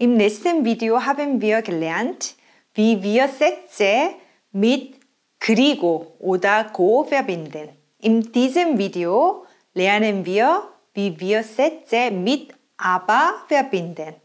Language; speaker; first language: German; non-native, fluent; Korean